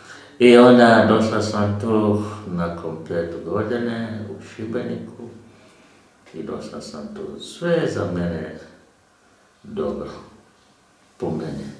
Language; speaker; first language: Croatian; non-native, learner; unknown